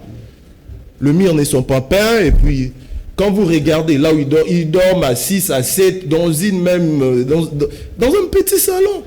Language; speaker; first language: French; non-native, local second language; Lingala